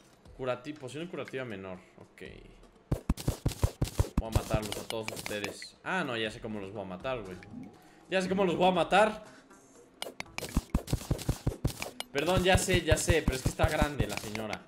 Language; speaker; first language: Spanish; native; Spanish